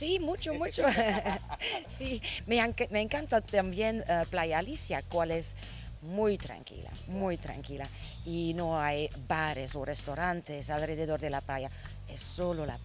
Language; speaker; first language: Spanish; non-native, learner; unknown